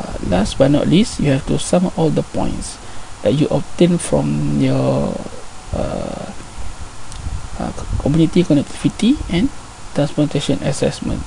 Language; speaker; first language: English; non-native, local second language; Malay